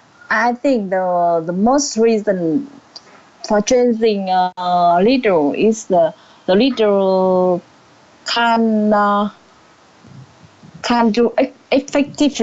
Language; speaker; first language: English; non-native, learner; Vietnamese